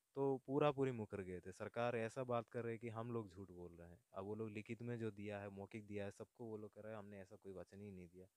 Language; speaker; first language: Hindi; non-native, local second language; Malayalam